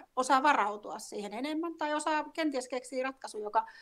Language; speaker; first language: Finnish; native; Finnish